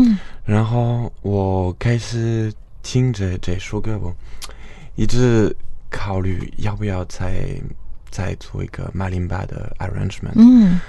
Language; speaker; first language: Chinese; non-native, fluent; French